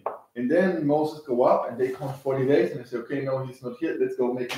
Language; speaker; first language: English; non-native, fluent; German